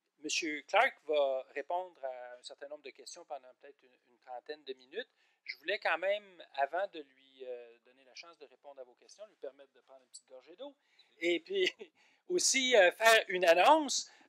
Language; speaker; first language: French; native; French